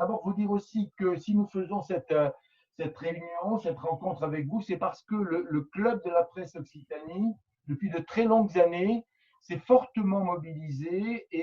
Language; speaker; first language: French; native; French